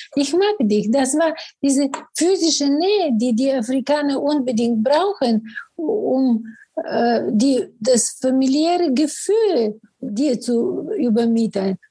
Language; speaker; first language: German; non-native, fluent; Bulgarian